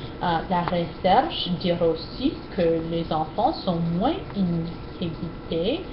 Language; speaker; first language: French; non-native, learner; English